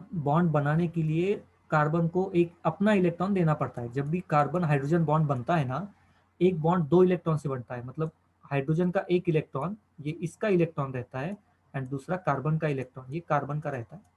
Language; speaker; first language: Hindi; non-native, local second language; Marathi